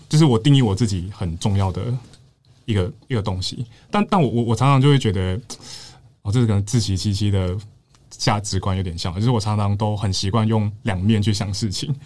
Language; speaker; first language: Chinese; native; Chinese